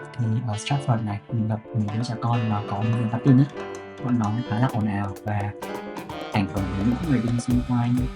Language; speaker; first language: Vietnamese; native; Vietnamese